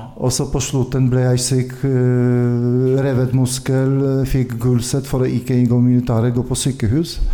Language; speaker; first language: Swedish; non-native, fluent; Polish